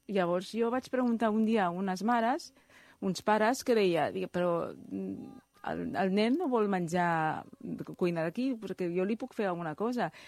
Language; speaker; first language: Catalan; early bilingual, other home language; Chinese